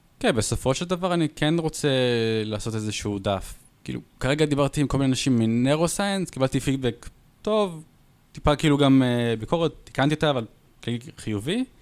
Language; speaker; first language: Hebrew; native; Hebrew